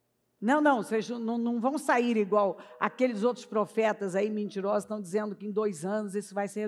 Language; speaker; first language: Portuguese; native; Portuguese